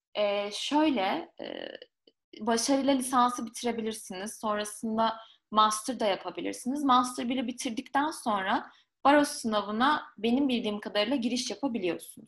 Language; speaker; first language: Turkish; native; Turkish